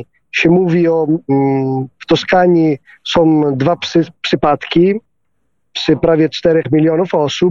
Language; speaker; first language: Polish; non-native, fluent; Italian